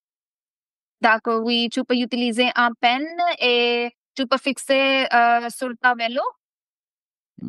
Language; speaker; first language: French; non-native, fluent; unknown